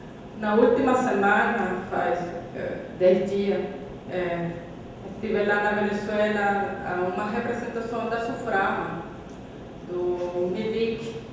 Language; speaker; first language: Portuguese; non-native, fluent; Spanish